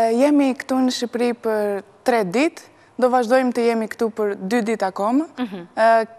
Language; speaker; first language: Albanian; early bilingual, heritage; Albanian